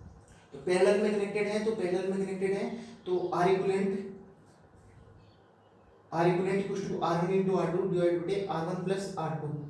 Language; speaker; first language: Hindi; native; Hindi